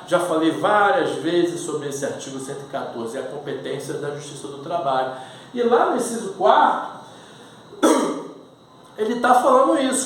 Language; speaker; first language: Portuguese; native; Portuguese